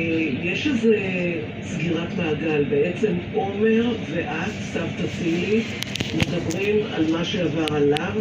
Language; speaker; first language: Hebrew; native; Hebrew